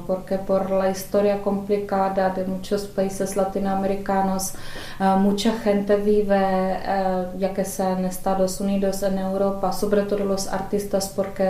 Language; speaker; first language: Spanish; non-native, fluent; Czech